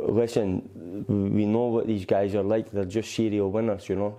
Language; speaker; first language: English; native; English